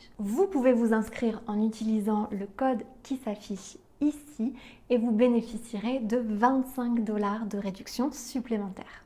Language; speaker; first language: French; native; French